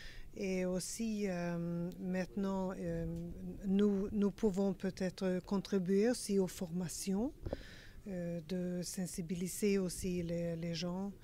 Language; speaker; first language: French; non-native, learner; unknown